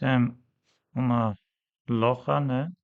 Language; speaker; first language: Portuguese; non-native, learner; Armenian